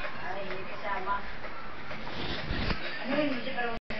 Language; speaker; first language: Filipino; non-native, local second language; Cebuano